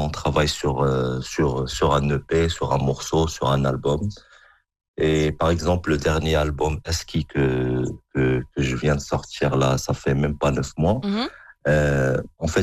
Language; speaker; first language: French; non-native, local second language; Arabic